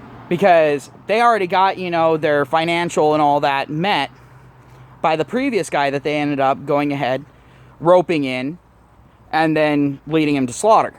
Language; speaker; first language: English; native; English